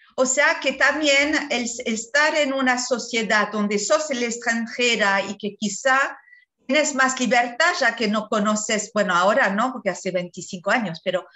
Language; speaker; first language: Spanish; non-native, fluent; French